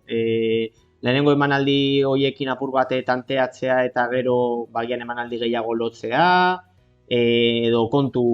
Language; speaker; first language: Basque; native; Basque